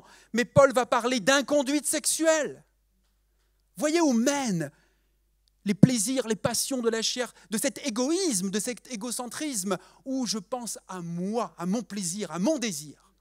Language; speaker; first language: French; native; French